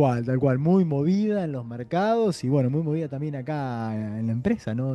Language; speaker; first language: Spanish; native; Spanish